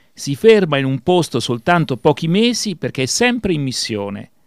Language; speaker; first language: Italian; native; Italian